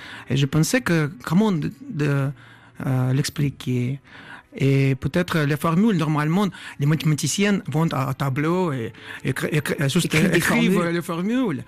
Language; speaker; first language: French; non-native, fluent; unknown